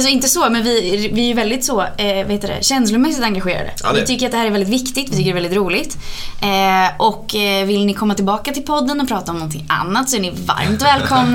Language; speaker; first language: Swedish; native; Swedish